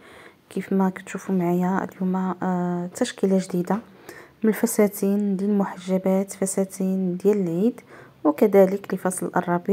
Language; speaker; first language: Arabic; native; Arabic